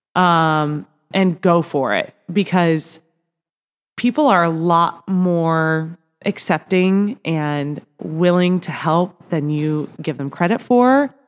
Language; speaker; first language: English; native; English